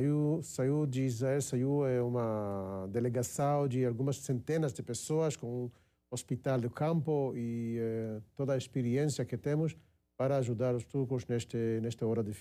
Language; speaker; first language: Portuguese; non-native, fluent; Hebrew